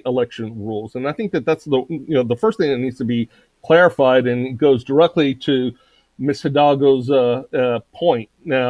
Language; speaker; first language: English; native; English